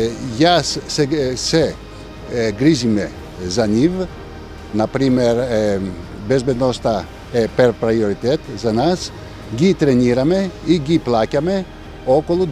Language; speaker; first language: Macedonian; non-native, learner; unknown